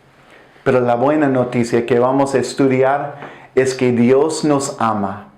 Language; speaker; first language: Spanish; non-native, fluent; English